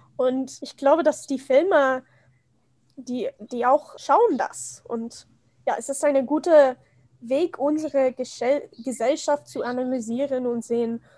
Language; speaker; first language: German; non-native, fluent; English